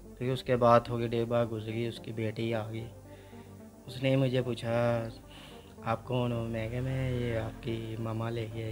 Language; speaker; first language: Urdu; non-native, local second language; Punjabi